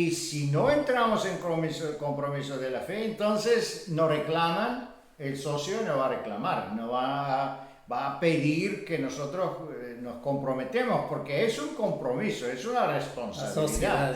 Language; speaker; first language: Spanish; non-native, fluent; Bulgarian